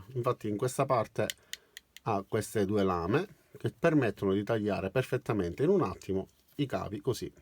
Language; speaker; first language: Italian; native; Italian